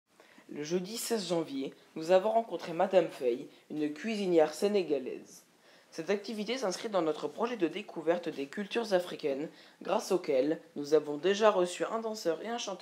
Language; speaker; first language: French; native; French